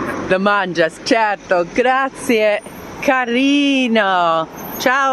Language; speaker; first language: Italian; non-native, learner; Hungarian